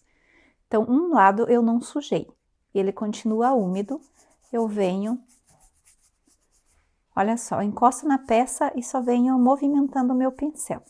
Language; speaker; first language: Portuguese; native; Portuguese